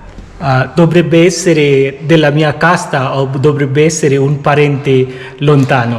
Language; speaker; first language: Italian; non-native, fluent; Bangla